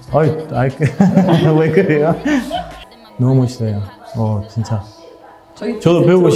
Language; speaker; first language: Korean; non-native, fluent; Spanish